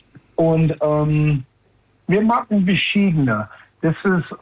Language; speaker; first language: German; non-native, fluent; English